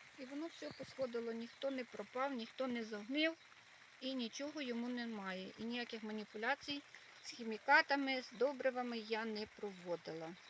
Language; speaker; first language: Ukrainian; native; Ukrainian